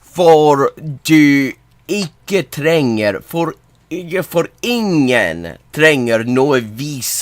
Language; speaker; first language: Swedish; non-native, learner; English